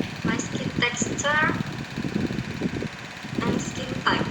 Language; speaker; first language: English; non-native, learner; Indonesian